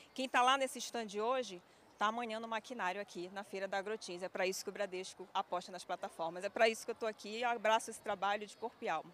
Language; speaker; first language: Portuguese; native; Portuguese